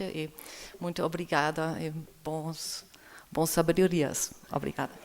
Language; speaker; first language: Portuguese; non-native, learner; German